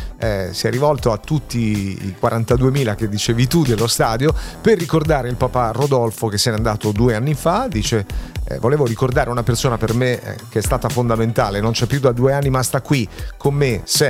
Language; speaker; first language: Italian; native; Italian